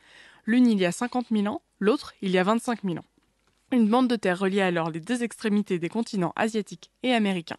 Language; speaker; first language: French; native; French